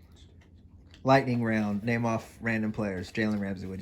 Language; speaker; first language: English; native; English